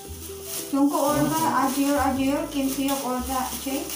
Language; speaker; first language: Turkish; non-native, learner; Filipino